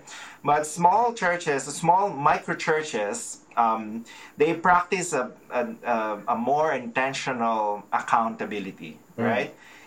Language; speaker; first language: English; non-native, local second language; Filipino